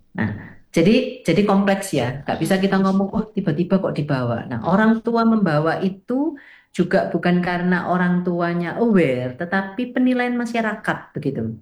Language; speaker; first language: Indonesian; native; Indonesian